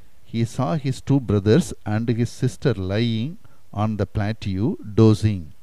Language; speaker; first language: English; non-native, local second language; Tamil